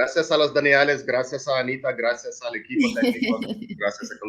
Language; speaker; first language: Spanish; non-native, learner; Ukrainian